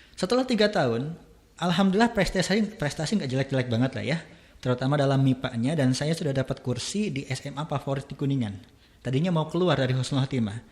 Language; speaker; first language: Indonesian; non-native, local second language; Sundanese